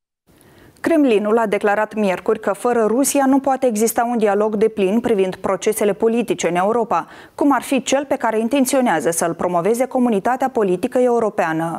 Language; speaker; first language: Romanian; native; Romanian